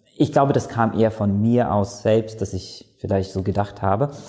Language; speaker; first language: German; non-native, fluent; Latvian